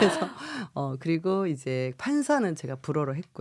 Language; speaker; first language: Korean; native; Korean